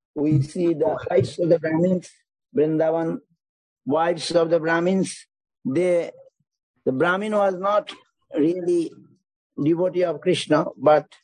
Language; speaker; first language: English; non-native, local second language; Bangla